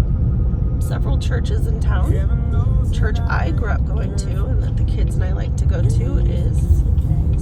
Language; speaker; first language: English; native; English